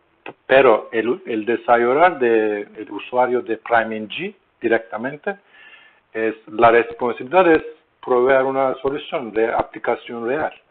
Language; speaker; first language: Spanish; non-native, learner; Turkish